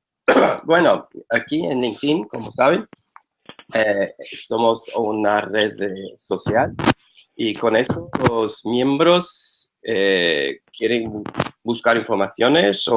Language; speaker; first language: Spanish; non-native, fluent; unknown